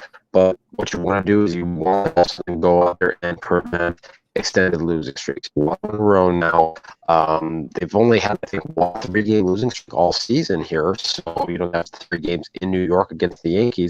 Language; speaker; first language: English; native; English